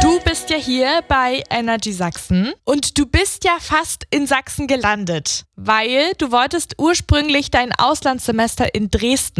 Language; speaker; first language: German; native; German